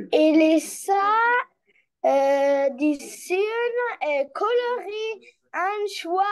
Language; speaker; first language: French; non-native, learner; Arabic